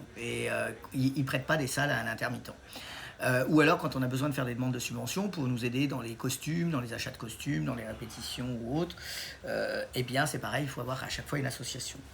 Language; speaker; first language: French; native; French